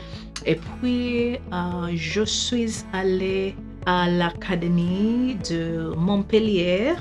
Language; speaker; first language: French; non-native, fluent; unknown